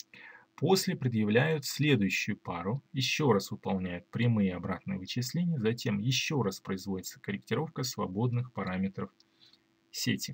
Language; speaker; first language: Russian; native; Russian